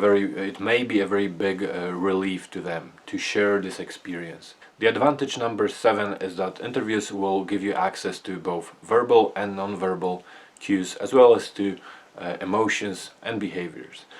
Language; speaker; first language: English; non-native, fluent; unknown